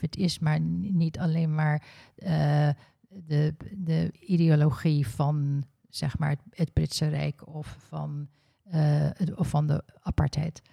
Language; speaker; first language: Dutch; early bilingual, heritage; Dutch